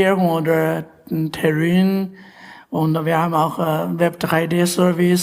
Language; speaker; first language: German; non-native, learner; Chinese